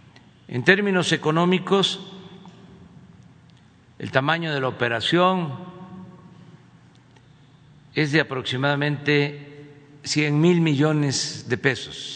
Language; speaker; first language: Spanish; native; Spanish